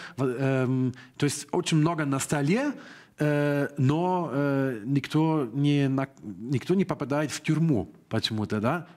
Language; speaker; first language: Russian; non-native, fluent; German